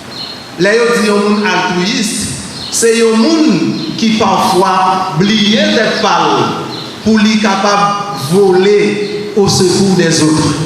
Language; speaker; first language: French; non-native, learner; Haitian Creole